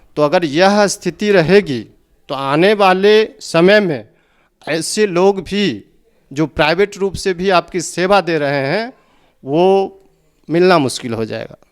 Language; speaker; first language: Hindi; native; Hindi